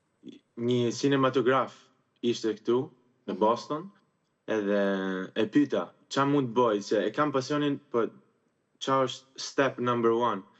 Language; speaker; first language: Albanian; early bilingual, heritage; Albanian